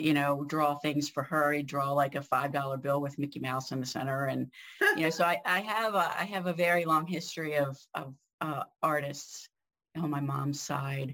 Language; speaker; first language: English; native; English